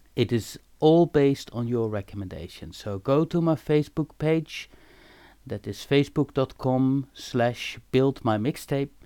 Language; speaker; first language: English; non-native, fluent; Dutch